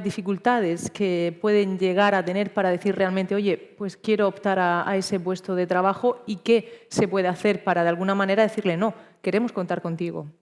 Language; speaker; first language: Spanish; native; Spanish